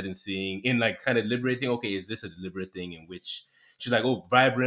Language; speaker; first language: English; non-native, local second language; Yoruba